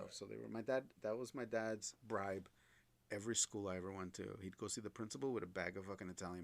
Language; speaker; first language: English; native; English